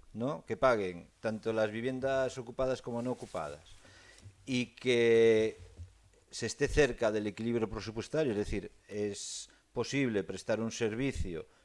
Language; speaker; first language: Spanish; non-native, local second language; Galician